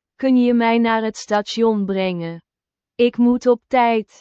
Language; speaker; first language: Dutch; non-native, fluent; Turkish